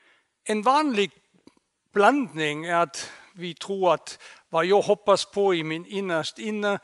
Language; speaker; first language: Swedish; non-native, fluent; German